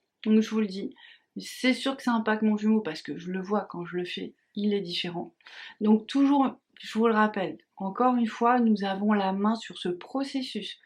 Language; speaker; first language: French; native; French